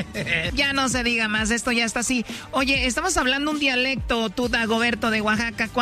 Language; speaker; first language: Spanish; native; Spanish